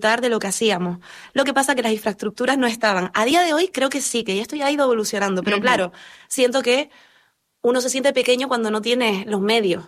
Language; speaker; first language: Spanish; native; Spanish